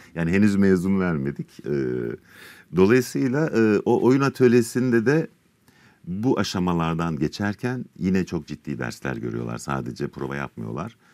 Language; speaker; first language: Turkish; native; Turkish